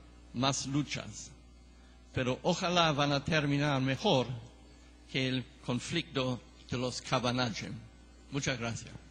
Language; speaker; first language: Spanish; non-native, fluent; English